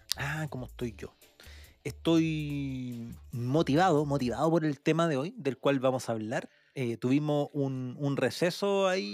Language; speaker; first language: Spanish; native; Spanish